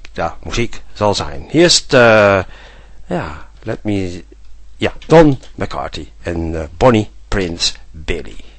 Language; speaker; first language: German; non-native, learner; Dutch